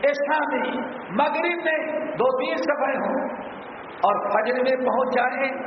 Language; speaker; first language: Urdu; native; Urdu